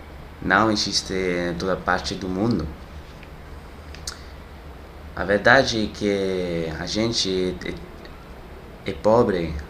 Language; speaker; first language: Portuguese; non-native, learner; French